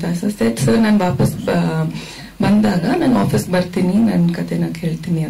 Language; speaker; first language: Kannada; non-native, fluent; Malayalam